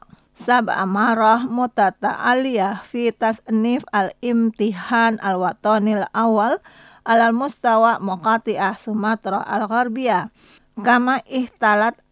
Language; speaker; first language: Arabic; non-native, fluent; Indonesian